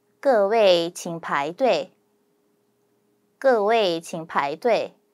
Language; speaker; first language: Chinese; non-native, fluent; Korean